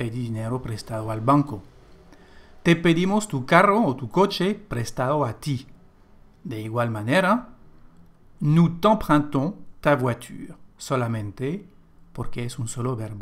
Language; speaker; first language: Spanish; non-native, fluent; French